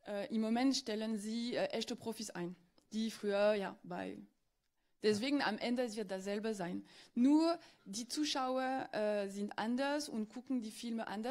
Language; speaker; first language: German; non-native, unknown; French